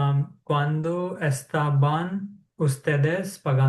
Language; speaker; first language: Spanish; non-native, learner; English